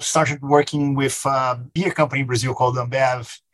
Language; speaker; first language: English; non-native, fluent; Portuguese